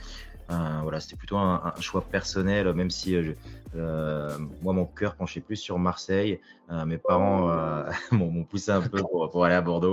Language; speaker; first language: French; native; French